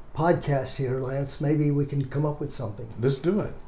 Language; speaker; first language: English; native; English